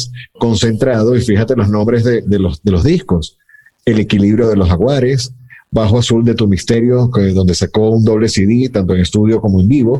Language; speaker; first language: Spanish; native; Spanish